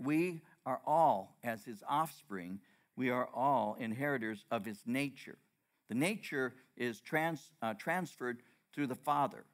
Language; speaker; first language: English; native; English